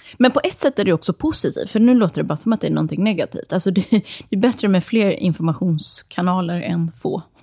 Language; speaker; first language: Swedish; early bilingual, other home language; Serbian